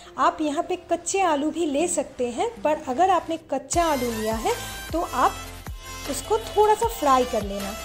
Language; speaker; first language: Hindi; non-native, local second language; Bangla